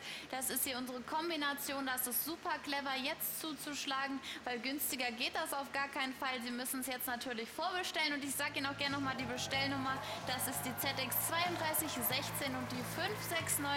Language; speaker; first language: German; native; German